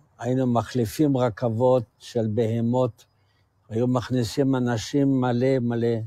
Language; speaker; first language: Hebrew; early bilingual, other home language; Yiddish